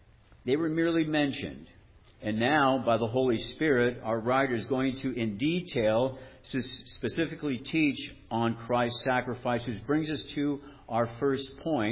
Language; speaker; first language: English; native; English